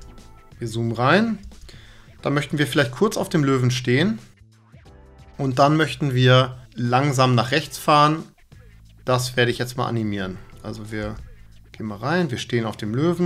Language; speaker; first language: German; native; German